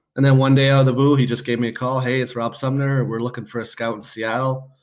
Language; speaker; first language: English; native; English